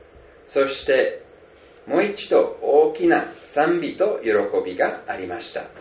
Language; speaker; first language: Japanese; non-native, fluent; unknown